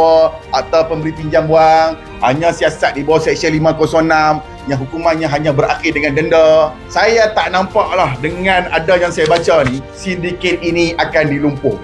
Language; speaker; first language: Malay; native; Malay